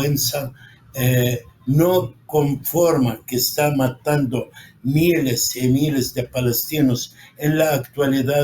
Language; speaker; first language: Spanish; non-native, fluent; Arabic